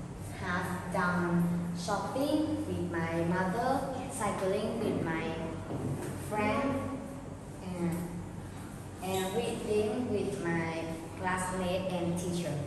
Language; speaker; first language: English; non-native, learner; Vietnamese